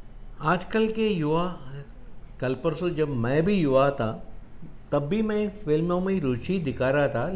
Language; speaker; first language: Hindi; non-native, local second language; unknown